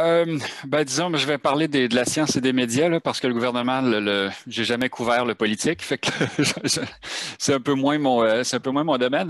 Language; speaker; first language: French; native; French